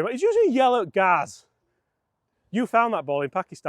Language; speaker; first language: English; native; English